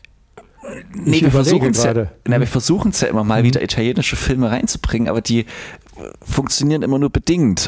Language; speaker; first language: German; native; German